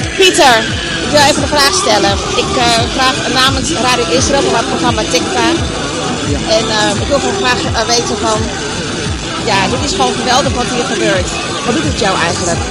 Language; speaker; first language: Dutch; native; Dutch